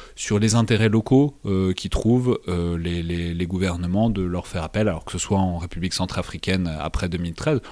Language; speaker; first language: French; native; French